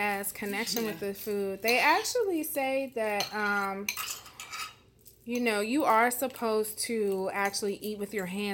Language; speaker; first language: English; native; English